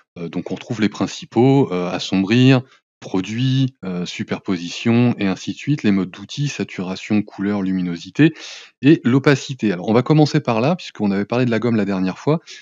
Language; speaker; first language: French; native; French